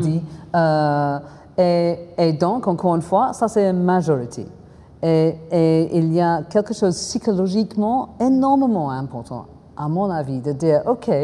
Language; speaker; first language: French; non-native, fluent; English